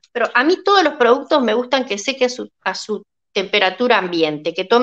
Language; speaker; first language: Spanish; native; Spanish